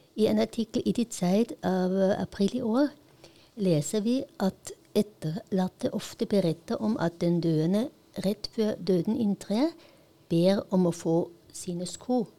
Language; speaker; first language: Norwegian; non-native, fluent; Polish